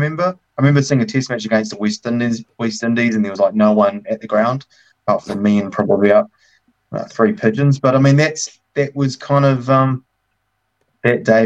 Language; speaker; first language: English; native; English